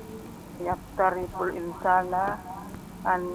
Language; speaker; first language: Arabic; non-native, learner; Indonesian